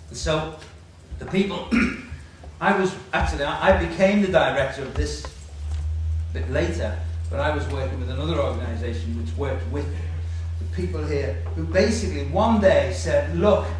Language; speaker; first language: English; native; English